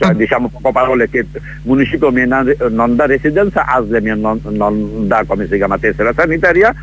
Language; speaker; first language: Italian; non-native, learner; Bangla